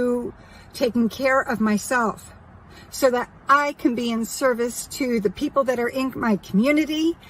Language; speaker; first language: English; native; English